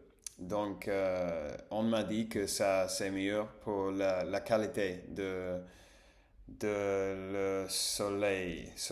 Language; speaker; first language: French; non-native, fluent; Spanish